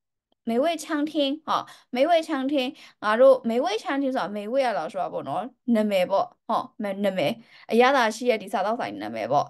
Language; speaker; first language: Chinese; native; Chinese